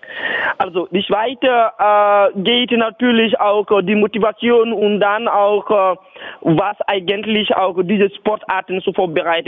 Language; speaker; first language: German; non-native, learner; Bambara